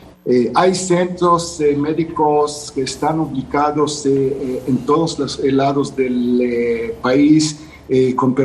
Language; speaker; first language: Spanish; non-native, fluent; Hebrew